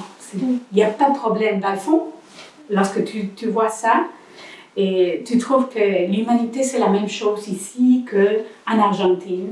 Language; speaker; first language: French; non-native, learner; Spanish